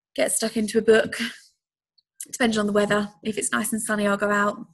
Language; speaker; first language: English; native; English